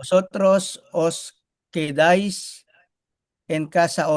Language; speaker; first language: Spanish; non-native, learner; Filipino